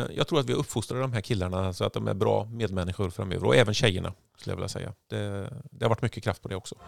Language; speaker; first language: Swedish; native; Swedish